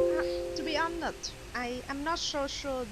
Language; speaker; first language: English; non-native, learner; Vietnamese